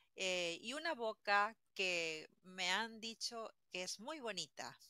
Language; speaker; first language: Spanish; native; Spanish